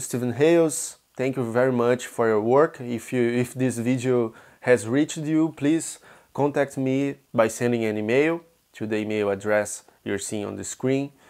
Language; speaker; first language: English; non-native, fluent; Portuguese